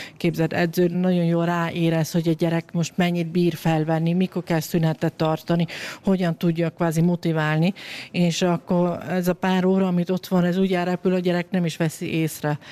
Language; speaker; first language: Hungarian; native; Hungarian